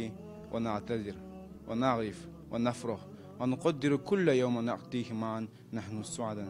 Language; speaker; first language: Arabic; non-native, learner; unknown